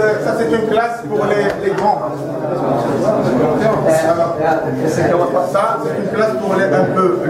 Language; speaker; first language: French; non-native, local second language; Arabic